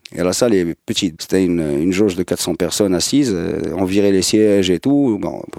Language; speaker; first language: French; non-native, local second language; Arabic